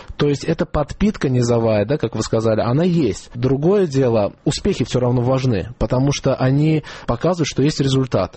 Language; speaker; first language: Russian; non-native, local second language; Azerbaijani